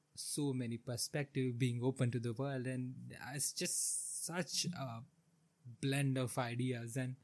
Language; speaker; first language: English; non-native, local second language; Hindi